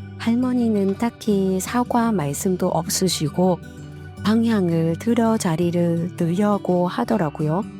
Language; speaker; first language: Korean; non-native, fluent; Vietnamese